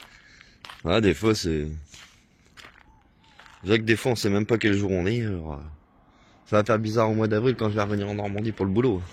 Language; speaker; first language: French; native; French